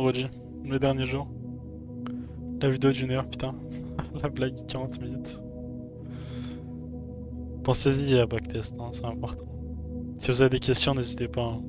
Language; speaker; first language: French; native; French